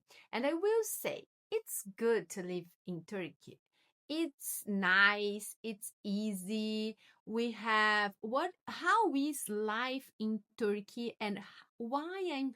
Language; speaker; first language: English; non-native, learner; Portuguese